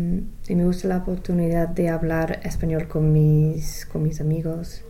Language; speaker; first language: Spanish; non-native, fluent; English